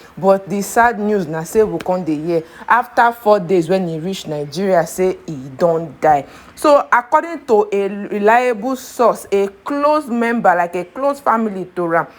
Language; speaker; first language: Nigerian Pidgin; non-native, local second language; Igbo